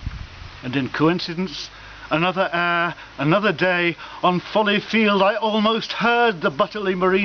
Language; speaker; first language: English; native; English